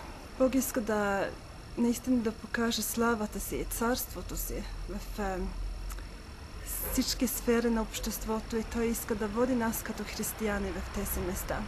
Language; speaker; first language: Bulgarian; non-native, fluent; Norwegian